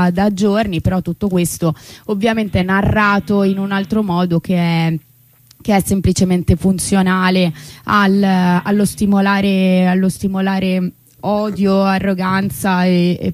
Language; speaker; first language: Italian; native; Italian